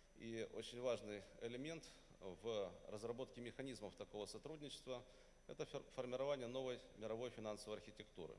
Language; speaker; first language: Russian; native; Russian